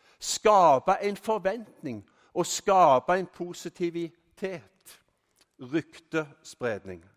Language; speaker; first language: Norwegian; native; Norwegian